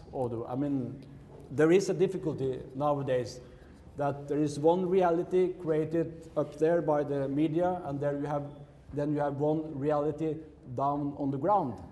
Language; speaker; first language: English; non-native, fluent; Norwegian